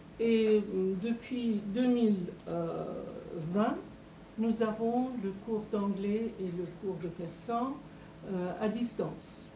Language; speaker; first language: French; non-native, fluent; Persian